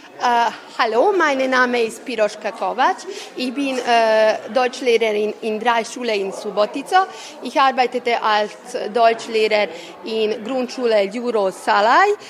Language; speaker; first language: German; non-native, learner; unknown